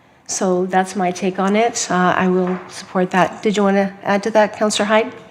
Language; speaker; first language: English; native; English